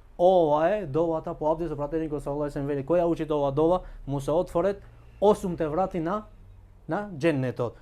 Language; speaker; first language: Macedonian; non-native, local second language; Albanian